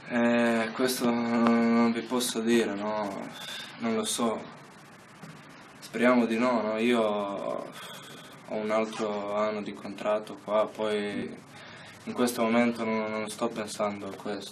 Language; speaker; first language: Italian; non-native, fluent; Slovenian